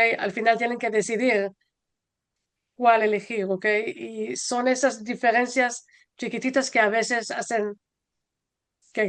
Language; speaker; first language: Spanish; non-native, fluent; Hebrew